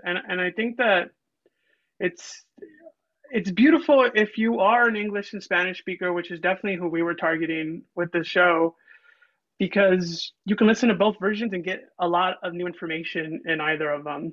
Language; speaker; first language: English; early bilingual, other home language; Spanish